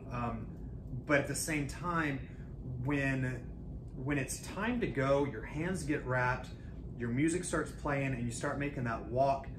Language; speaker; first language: English; native; English